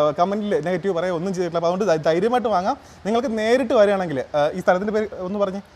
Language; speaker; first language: Malayalam; native; Malayalam